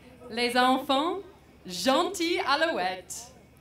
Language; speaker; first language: French; non-native, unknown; English